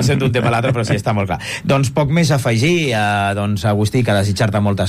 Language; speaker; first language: Catalan; native; Catalan